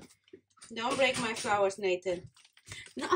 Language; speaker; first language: English; non-native, learner; Romanian